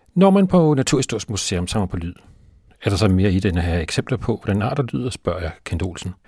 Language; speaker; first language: Danish; native; Danish